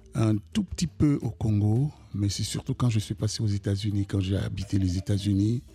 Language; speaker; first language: French; non-native, local second language; Kongo